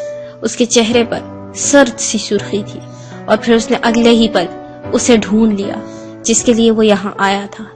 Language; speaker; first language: Urdu; native; Urdu